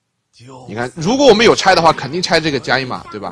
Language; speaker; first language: Chinese; native; Chinese